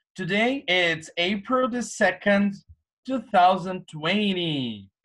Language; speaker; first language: English; non-native, fluent; Portuguese